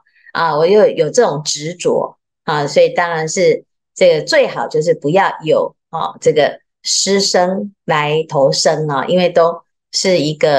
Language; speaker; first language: Chinese; native; Chinese